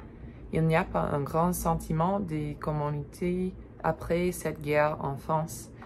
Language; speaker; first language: French; non-native, learner; English